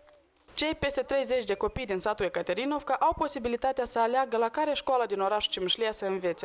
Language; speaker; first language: Romanian; native; Romanian